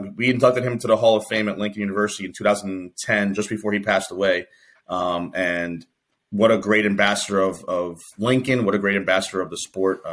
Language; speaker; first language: English; native; English